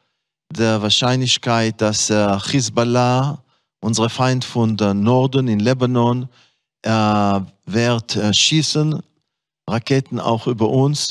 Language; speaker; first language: German; non-native, fluent; Hebrew